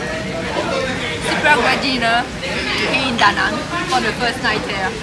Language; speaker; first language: English; non-native, fluent; French